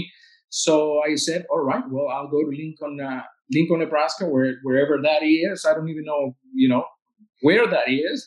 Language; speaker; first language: English; non-native, fluent; Spanish